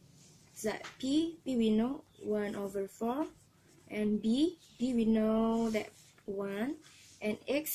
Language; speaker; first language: English; non-native, learner; Indonesian